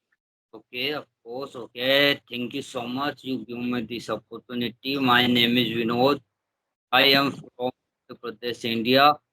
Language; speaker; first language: English; non-native, learner; Hindi